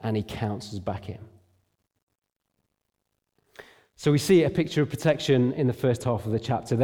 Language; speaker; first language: English; native; English